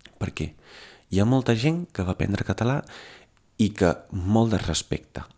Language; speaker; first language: Catalan; non-native, fluent; Italian